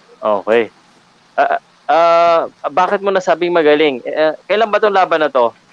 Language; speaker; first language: Filipino; native; Filipino